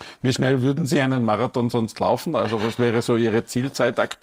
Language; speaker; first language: German; native; German